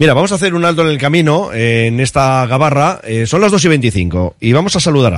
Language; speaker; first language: Spanish; native; Spanish